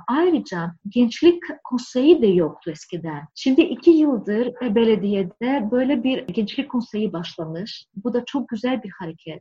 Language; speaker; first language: Turkish; non-native, fluent; Greek